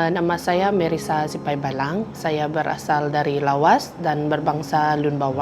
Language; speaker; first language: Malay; non-native, local second language; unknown